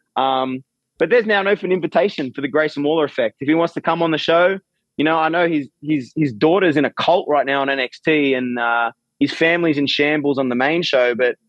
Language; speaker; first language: English; native; English